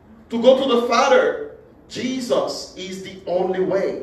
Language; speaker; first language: English; non-native, fluent; Haitian Creole